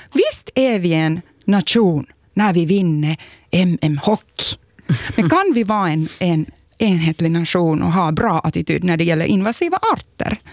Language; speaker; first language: Swedish; native; Swedish